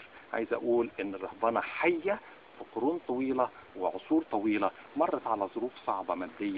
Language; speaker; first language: Arabic; native; Arabic